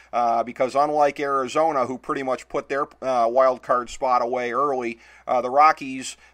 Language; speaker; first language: English; native; English